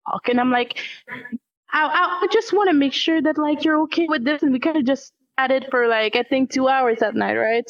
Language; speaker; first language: English; non-native, fluent; French